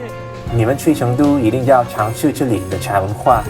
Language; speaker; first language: Chinese; non-native, learner; Vietnamese